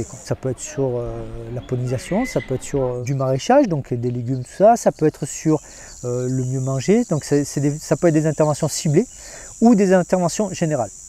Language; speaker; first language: French; native; French